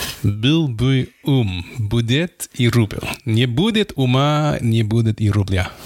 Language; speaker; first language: Russian; non-native, learner; English